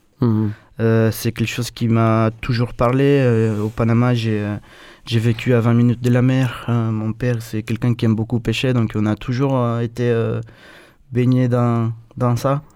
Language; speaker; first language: French; non-native, fluent; Spanish